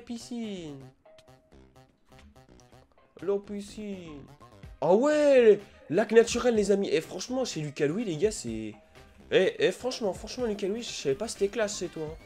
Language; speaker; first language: French; native; French